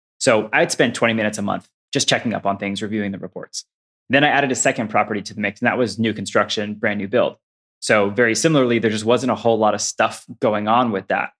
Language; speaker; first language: English; native; English